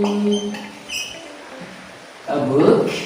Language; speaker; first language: English; non-native, learner; Indonesian